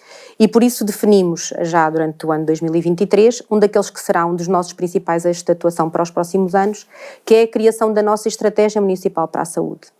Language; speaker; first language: Portuguese; native; Portuguese